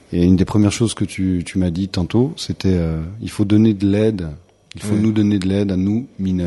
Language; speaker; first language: French; native; French